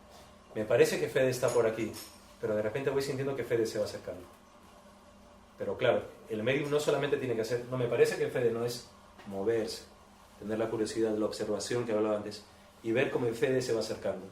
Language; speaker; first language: Spanish; native; Spanish